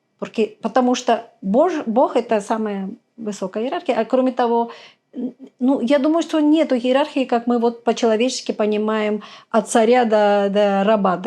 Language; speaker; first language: Russian; native; Russian